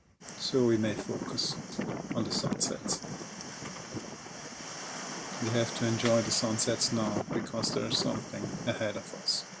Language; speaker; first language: English; non-native, fluent; German